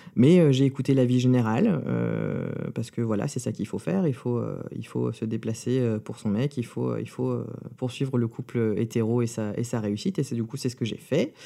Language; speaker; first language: French; early bilingual, other home language; Russian